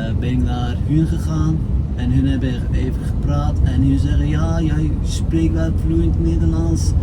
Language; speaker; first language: Dutch; non-native, fluent; Turkish